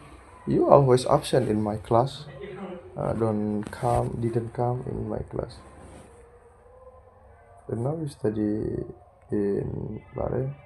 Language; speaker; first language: English; non-native, learner; Indonesian